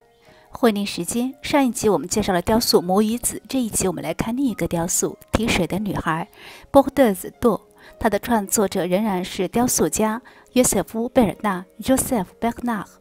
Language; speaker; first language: Chinese; native; Chinese